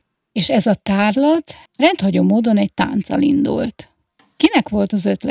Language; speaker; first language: Hungarian; native; Hungarian